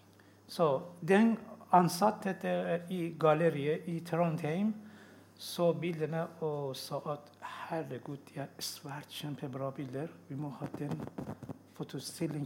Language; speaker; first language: Norwegian; non-native, learner; Persian